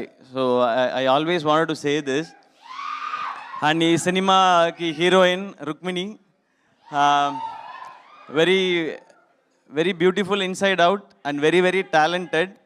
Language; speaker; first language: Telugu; non-native, learner; Tamil